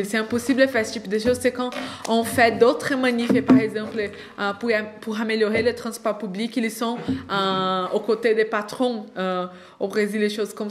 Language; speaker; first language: French; non-native, fluent; Portuguese